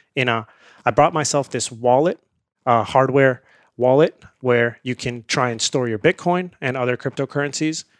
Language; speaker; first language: English; early bilingual, other home language; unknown